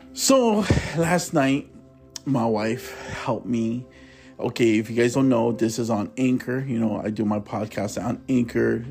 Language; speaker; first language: English; native; English